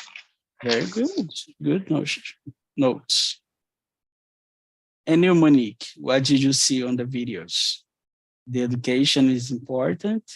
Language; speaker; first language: English; non-native, fluent; Portuguese